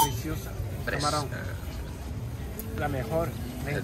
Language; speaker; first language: Spanish; native; Spanish